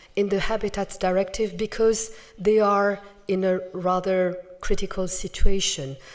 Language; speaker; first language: English; non-native, fluent; French